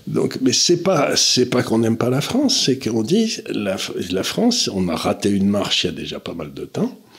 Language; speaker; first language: French; native; French